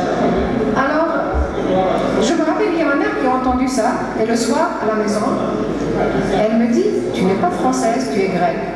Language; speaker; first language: French; early bilingual, heritage; Greek